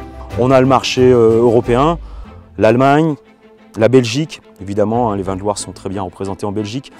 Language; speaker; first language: French; native; French